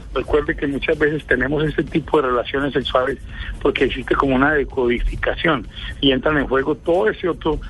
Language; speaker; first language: Spanish; native; Spanish